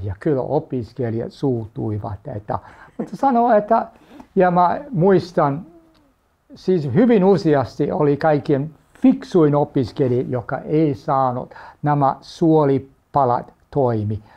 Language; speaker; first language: Finnish; non-native, fluent; English